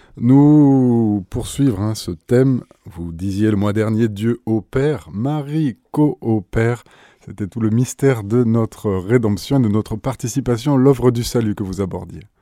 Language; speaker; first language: French; native; French